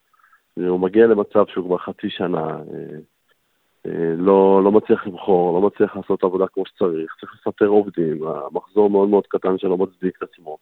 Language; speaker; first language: Hebrew; native; Hebrew